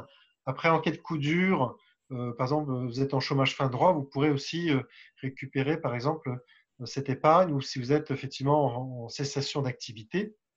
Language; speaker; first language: French; native; French